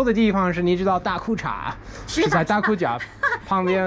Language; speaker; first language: Chinese; non-native, fluent; English